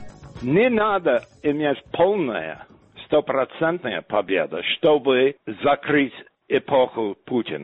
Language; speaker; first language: Russian; non-native, fluent; English